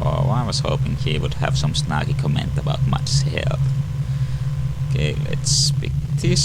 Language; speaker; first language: English; native; English